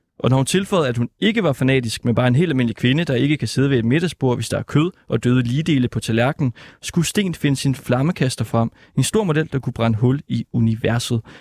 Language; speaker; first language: Danish; native; Danish